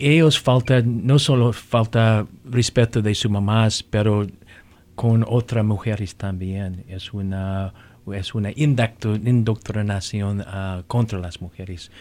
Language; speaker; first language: Spanish; non-native, learner; English